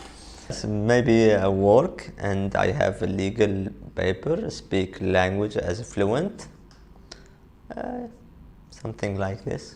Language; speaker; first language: English; non-native, learner; Arabic